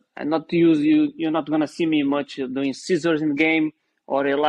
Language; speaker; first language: English; non-native, learner; Portuguese